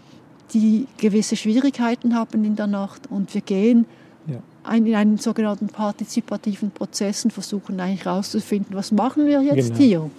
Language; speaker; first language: German; native; German